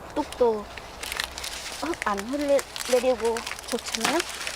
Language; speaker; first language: Korean; non-native, learner; Vietnamese